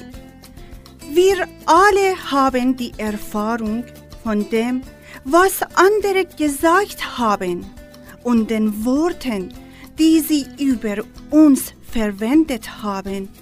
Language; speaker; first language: German; non-native, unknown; Persian